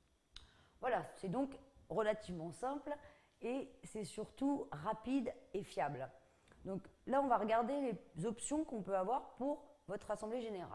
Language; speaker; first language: French; native; French